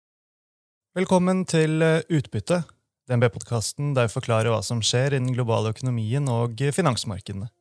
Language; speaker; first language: Norwegian; native; Norwegian